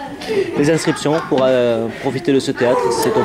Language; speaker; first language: French; native; French